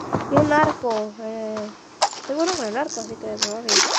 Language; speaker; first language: Spanish; native; Spanish